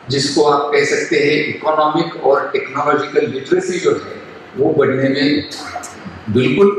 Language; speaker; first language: Hindi; non-native, local second language; Marathi